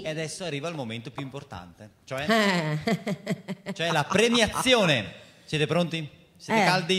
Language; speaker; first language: Italian; native; Italian